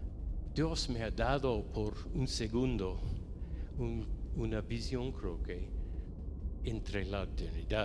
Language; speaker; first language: Spanish; non-native, fluent; English